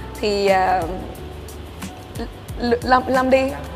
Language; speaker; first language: Vietnamese; early bilingual, heritage; Swedish